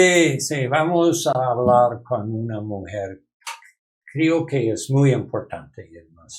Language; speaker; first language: Spanish; non-native, learner; English